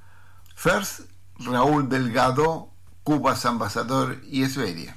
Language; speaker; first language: Swedish; non-native, fluent; Spanish